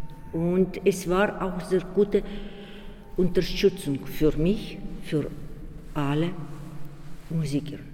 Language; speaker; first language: German; non-native, learner; Ukrainian